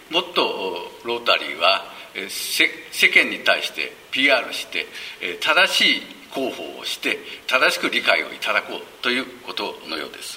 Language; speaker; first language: Japanese; native; Japanese